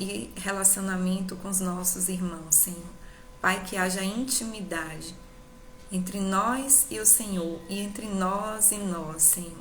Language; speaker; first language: Portuguese; native; Portuguese